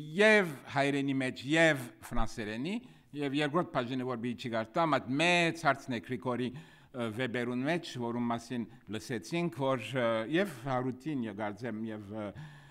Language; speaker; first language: Armenian; early bilingual, heritage; Armenian